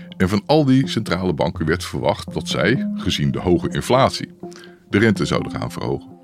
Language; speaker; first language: Dutch; native; Dutch